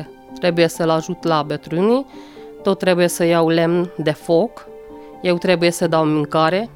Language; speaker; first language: Romanian; non-native, local second language; Hungarian